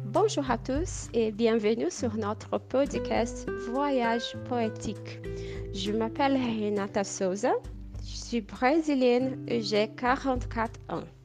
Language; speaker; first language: French; non-native, fluent; Portuguese